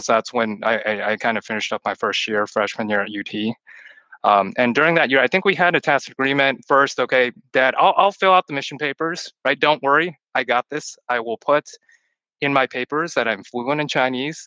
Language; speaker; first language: English; early bilingual, other home language; Chinese